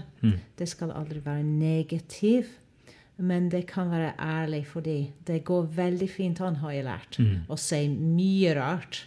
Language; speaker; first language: Norwegian; non-native, fluent; English